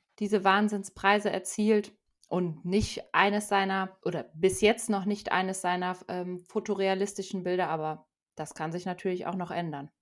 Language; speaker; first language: German; native; German